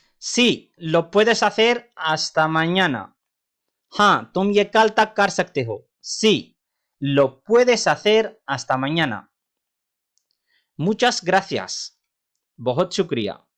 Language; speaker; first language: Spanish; non-native, fluent; Urdu